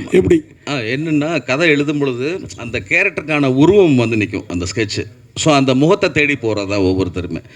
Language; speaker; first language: Tamil; native; Tamil